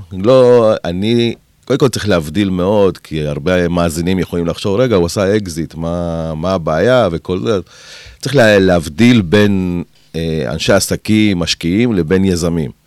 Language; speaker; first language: Hebrew; early bilingual, other home language; Spanish